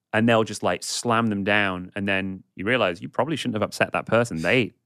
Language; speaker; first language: English; native; English